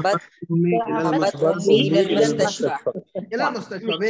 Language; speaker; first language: Arabic; non-native, learner; Urdu